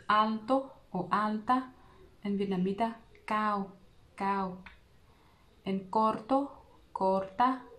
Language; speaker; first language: Spanish; non-native, learner; Vietnamese